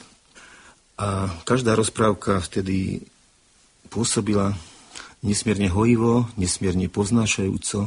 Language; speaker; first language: Slovak; native; Slovak